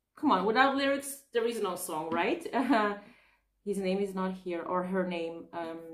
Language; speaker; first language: English; non-native, fluent; Arabic